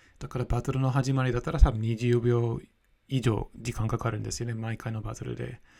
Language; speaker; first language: Japanese; non-native, fluent; English